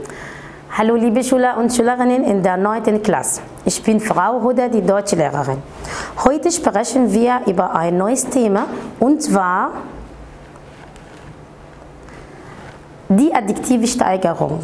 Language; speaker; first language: German; non-native, fluent; Arabic